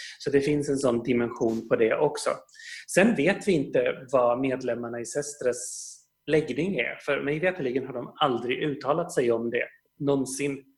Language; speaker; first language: Swedish; native; Swedish